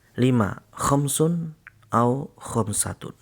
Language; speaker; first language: Arabic; non-native, fluent; Indonesian